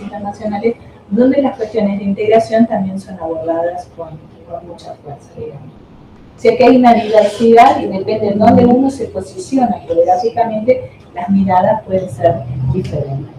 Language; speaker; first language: Spanish; native; Spanish